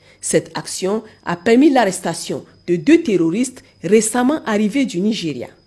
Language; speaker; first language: French; non-native, local second language; Hausa